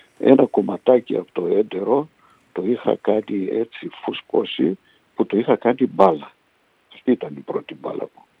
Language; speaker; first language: Greek; early bilingual, heritage; Greek